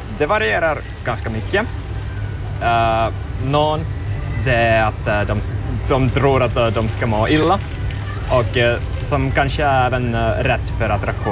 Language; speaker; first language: Swedish; non-native, learner; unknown